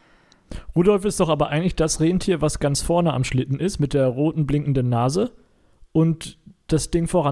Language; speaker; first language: German; native; German